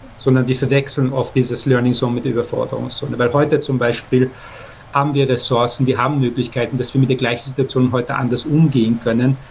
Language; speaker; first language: German; early bilingual, other home language; Persian